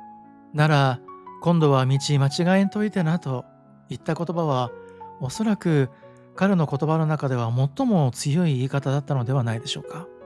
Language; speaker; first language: Japanese; native; Japanese